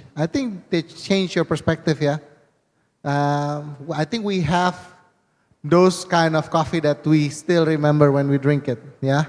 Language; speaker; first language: English; non-native, fluent; Indonesian